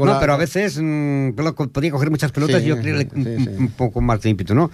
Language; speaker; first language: Spanish; native; Spanish